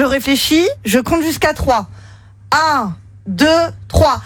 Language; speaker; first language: French; native; French